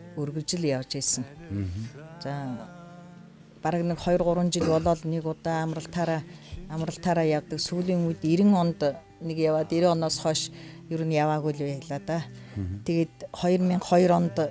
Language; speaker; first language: Mongolian; non-native, local second language; Buriat